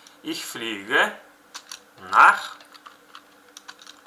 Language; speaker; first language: German; non-native, fluent; Uzbek